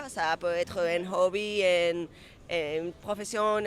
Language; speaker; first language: French; non-native, fluent; Spanish